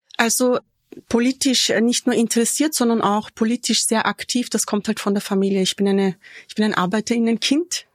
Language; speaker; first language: German; early bilingual, other home language; Turkish